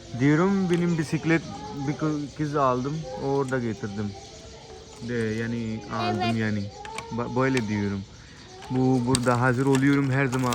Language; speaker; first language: Turkish; non-native, learner; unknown